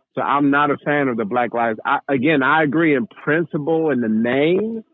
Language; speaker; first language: English; native; English